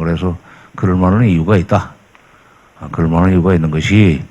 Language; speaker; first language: Korean; native; Korean